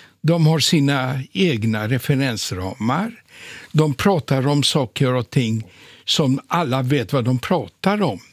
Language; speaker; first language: Swedish; non-native, fluent; Polish